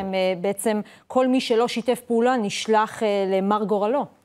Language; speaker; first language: Hebrew; native; Hebrew